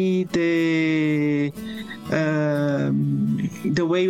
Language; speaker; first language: English; non-native, fluent; Portuguese